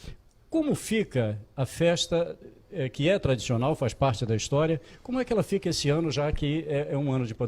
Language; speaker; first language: Portuguese; native; Portuguese